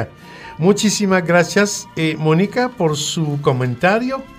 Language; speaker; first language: Spanish; non-native, fluent; French